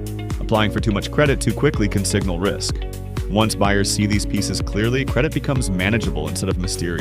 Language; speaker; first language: English; native; English